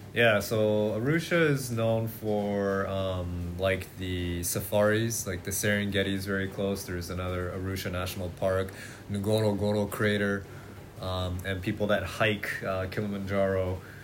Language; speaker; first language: English; native; English